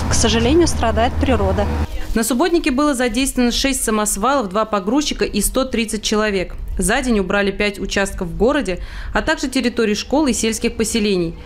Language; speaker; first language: Russian; native; Russian